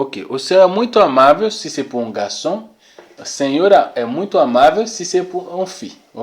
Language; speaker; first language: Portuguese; non-native, learner; Haitian Creole